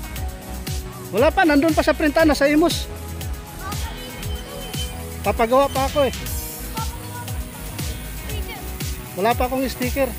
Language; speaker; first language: Filipino; non-native, local second language; Cebuano